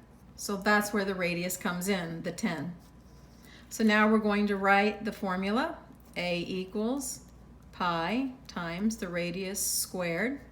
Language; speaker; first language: English; native; English